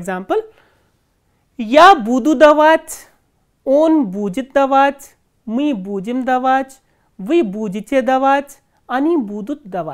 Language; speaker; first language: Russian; non-native, fluent; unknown